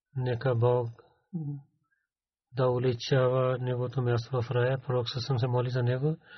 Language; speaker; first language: Bulgarian; non-native, learner; Urdu